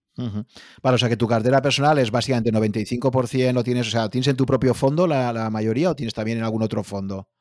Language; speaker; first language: Spanish; native; Spanish